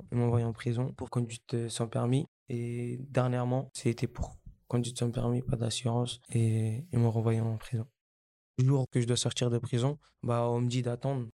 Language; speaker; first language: French; early bilingual, other home language; Kabuverdianu